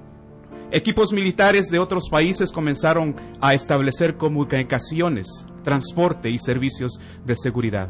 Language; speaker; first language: Spanish; native; Spanish